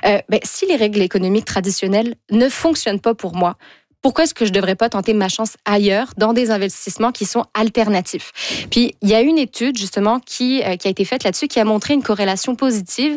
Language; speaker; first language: French; native; French